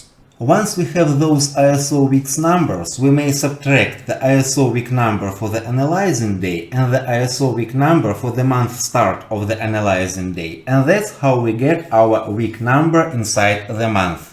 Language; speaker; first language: English; non-native, fluent; Russian